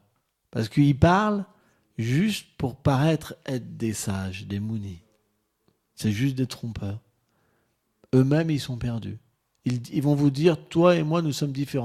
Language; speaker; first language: French; native; French